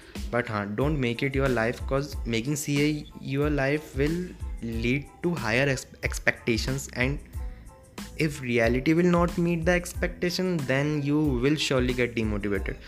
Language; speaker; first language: English; non-native, local second language; Hindi